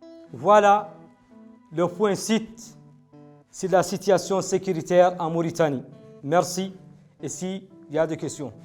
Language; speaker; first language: French; non-native, local second language; Arabic